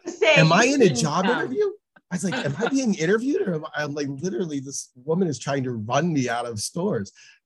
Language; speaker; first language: English; native; English